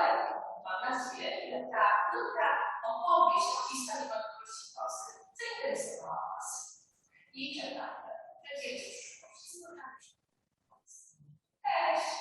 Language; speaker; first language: Polish; native; Polish